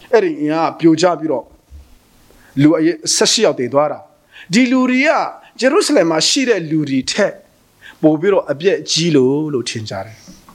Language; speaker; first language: Burmese; non-native, local second language; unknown